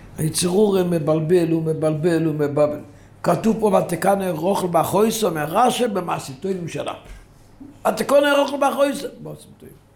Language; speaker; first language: Hebrew; non-native, local second language; Yiddish